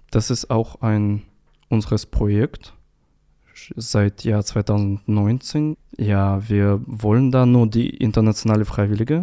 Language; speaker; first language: German; non-native, learner; Russian